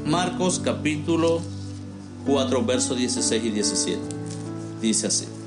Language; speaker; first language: Spanish; native; Spanish